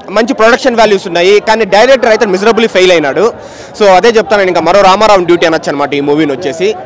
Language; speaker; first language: Telugu; native; Telugu